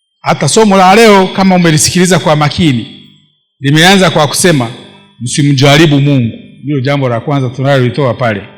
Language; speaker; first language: Swahili; non-native, local second language; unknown